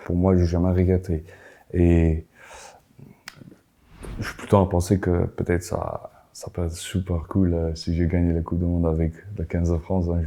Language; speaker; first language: French; non-native, fluent; Afrikaans